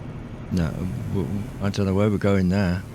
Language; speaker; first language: English; native; English